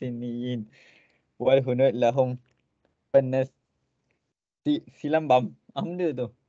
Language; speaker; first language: Arabic; non-native, learner; Malay